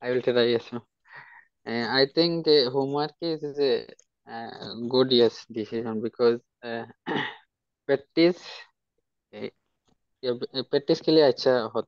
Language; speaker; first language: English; non-native, learner; Hindi